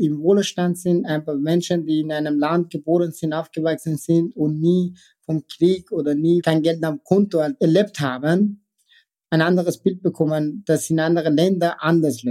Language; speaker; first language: German; non-native, fluent; Persian